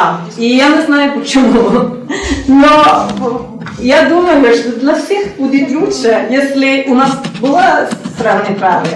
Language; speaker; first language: Russian; non-native, learner; Norwegian